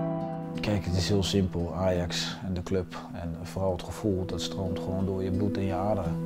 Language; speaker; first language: Dutch; native; Dutch